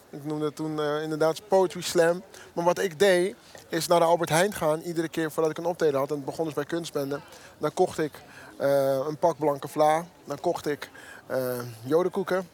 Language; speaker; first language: Dutch; early bilingual, other home language; Akan